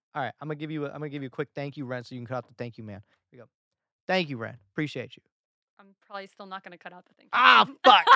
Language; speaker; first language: English; native; English